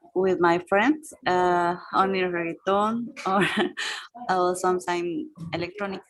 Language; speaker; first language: English; non-native, learner; Spanish